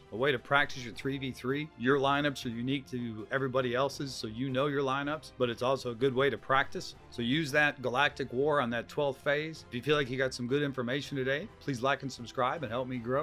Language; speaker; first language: English; native; English